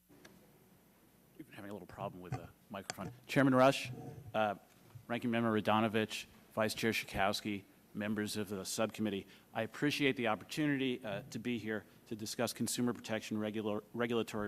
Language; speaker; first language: English; native; English